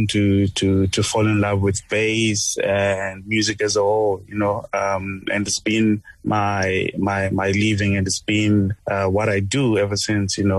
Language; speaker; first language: English; non-native, local second language; Shona